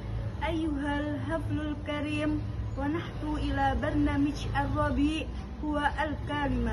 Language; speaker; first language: Arabic; non-native, learner; Indonesian